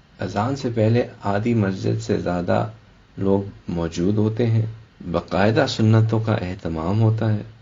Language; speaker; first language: Urdu; native; Urdu